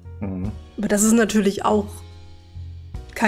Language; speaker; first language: German; native; German